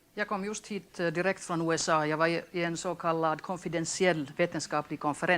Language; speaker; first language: Swedish; non-native, local second language; Finnish